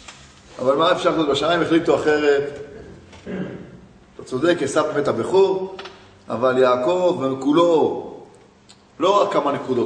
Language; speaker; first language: Hebrew; native; Hebrew